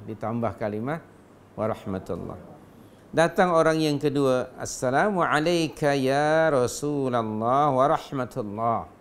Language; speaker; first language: Malay; non-native, local second language; Sundanese